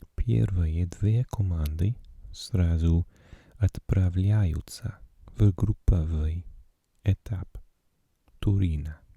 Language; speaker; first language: Russian; non-native, learner; English